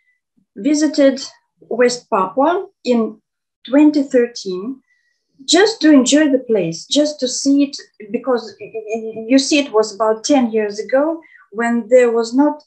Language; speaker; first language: English; non-native, fluent; Russian